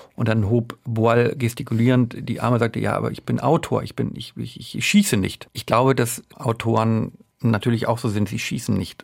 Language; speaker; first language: German; native; German